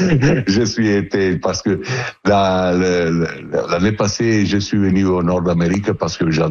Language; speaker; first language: French; non-native, learner; Italian